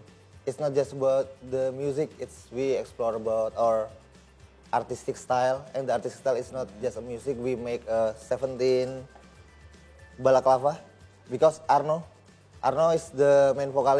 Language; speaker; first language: English; non-native, learner; Indonesian